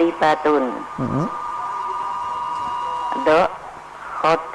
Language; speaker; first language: Arabic; non-native, learner; Indonesian